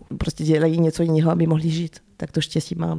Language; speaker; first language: Czech; early bilingual, heritage; French